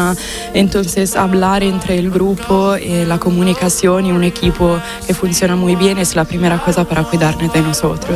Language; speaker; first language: Spanish; non-native, fluent; Italian